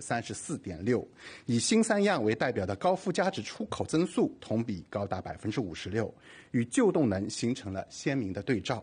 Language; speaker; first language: Chinese; native; Chinese